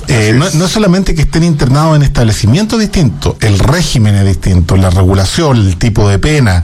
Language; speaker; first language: Spanish; native; Spanish